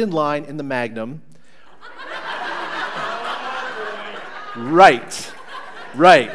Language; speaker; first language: English; native; English